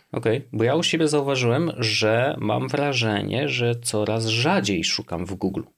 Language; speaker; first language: Polish; native; Polish